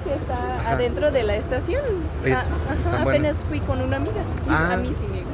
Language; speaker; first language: Spanish; non-native, fluent; English